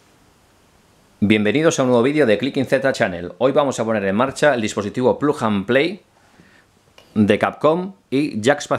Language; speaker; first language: Spanish; native; Spanish